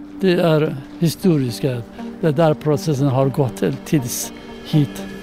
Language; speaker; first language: Swedish; non-native, fluent; Persian